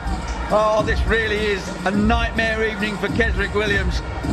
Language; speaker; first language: English; native; English